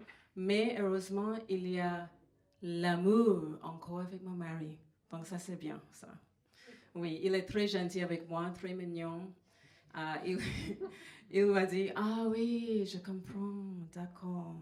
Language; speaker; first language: French; non-native, fluent; English